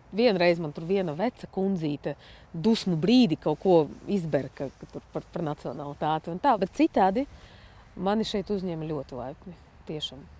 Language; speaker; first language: Latvian; non-native, fluent; Russian